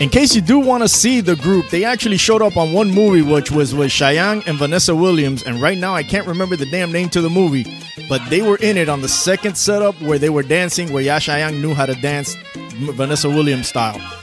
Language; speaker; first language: English; early bilingual, other home language; Spanish